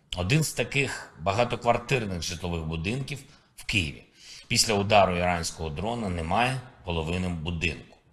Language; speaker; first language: Ukrainian; native; Ukrainian